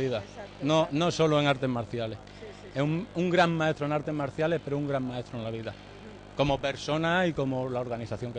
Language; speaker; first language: Spanish; native; Spanish